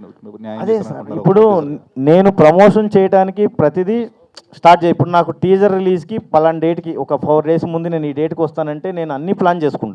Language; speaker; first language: Telugu; native; Telugu